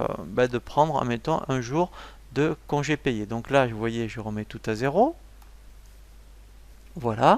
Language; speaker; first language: French; native; French